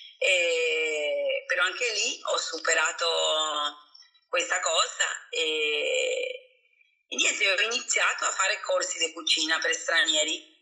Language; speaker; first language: Italian; non-native, fluent; Spanish